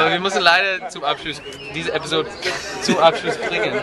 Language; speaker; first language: German; non-native, fluent; English